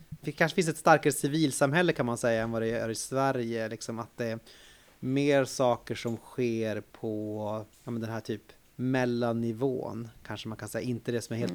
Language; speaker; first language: Swedish; native; Swedish